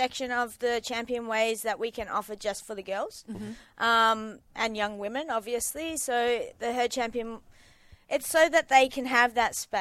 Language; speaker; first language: English; native; English